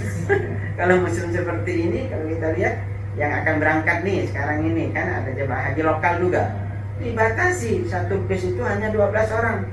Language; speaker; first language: Indonesian; native; Indonesian